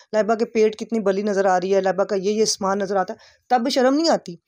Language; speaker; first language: Urdu; native; Urdu